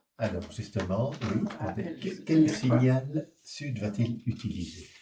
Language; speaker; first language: French; native; French